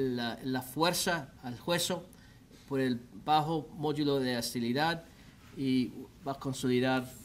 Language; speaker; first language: Spanish; non-native, learner; English